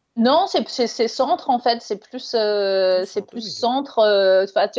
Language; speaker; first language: French; native; French